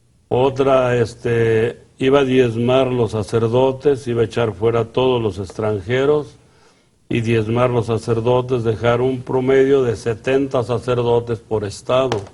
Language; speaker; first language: Spanish; native; Spanish